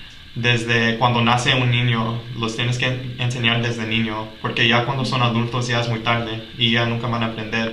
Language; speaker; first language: Spanish; early bilingual, heritage; Spanish